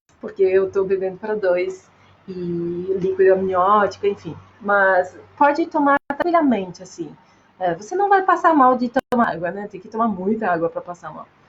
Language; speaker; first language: Portuguese; non-native, fluent; French